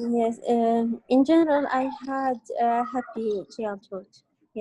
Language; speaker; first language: English; non-native, learner; Central Kurdish